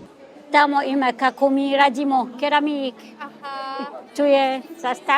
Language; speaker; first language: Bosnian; non-native, learner; Arabic